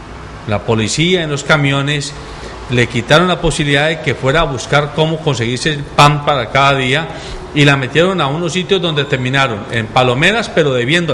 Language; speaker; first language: Spanish; native; Spanish